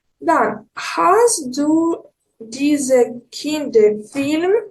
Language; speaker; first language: German; non-native, learner; Ukrainian